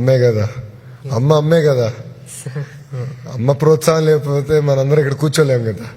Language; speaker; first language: Telugu; native; Telugu